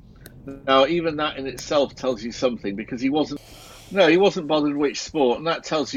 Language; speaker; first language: English; native; English